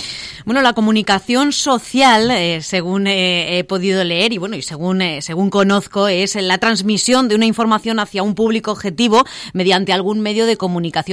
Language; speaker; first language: Spanish; native; Spanish